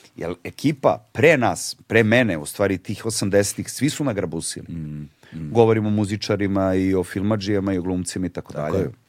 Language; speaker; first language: Serbian; native; Serbian